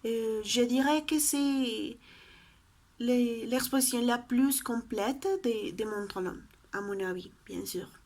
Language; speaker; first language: French; non-native, learner; Spanish